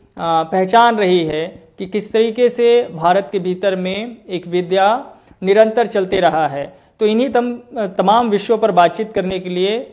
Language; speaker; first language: Hindi; native; Hindi